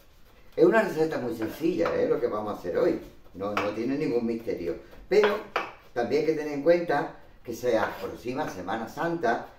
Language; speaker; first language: Spanish; native; Spanish